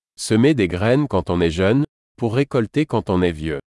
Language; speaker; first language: French; native; French